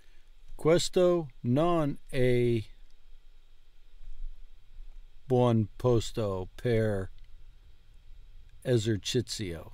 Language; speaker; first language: Italian; non-native, learner; English